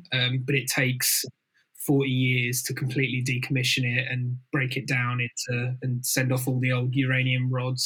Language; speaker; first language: English; native; English